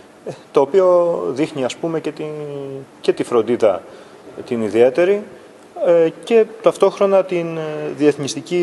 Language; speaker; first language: Greek; native; Greek